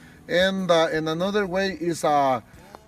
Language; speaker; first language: English; non-native, learner; Spanish